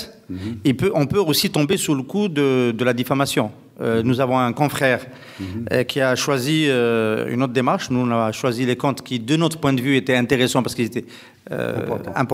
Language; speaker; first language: French; non-native, local second language; Arabic